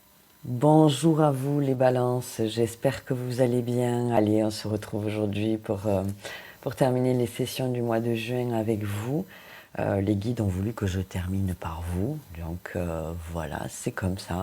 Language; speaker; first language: French; native; French